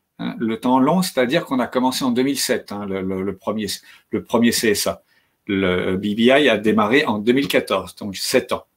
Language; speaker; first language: French; native; French